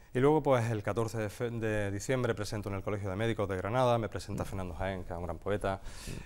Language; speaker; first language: Spanish; native; Spanish